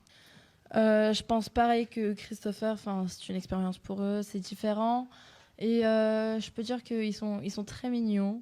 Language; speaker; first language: French; non-native, fluent; Turkish